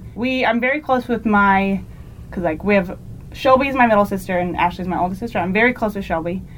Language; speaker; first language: English; native; English